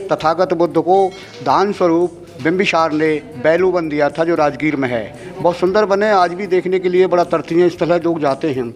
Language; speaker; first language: Hindi; native; Hindi